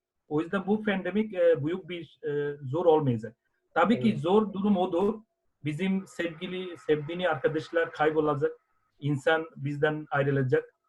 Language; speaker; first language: Turkish; non-native, fluent; Bangla